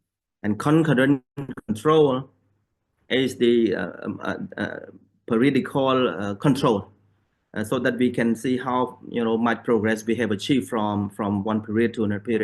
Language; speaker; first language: English; non-native, fluent; Thai